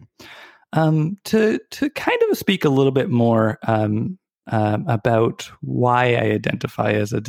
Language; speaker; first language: English; native; English